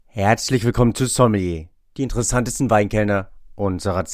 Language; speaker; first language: German; native; German